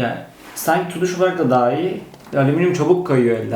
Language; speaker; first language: Turkish; native; Turkish